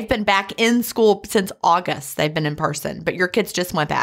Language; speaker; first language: English; native; English